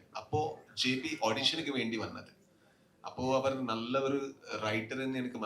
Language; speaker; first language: Malayalam; non-native, local second language; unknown